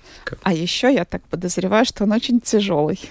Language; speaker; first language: Russian; native; Russian